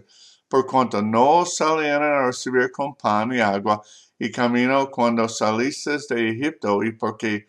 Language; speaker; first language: Spanish; non-native, learner; English